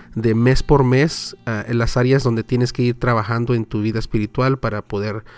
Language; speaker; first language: Spanish; early bilingual, heritage; Spanish